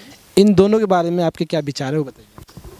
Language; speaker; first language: Hindi; native; Hindi